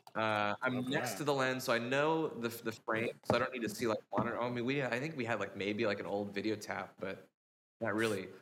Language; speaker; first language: English; native; English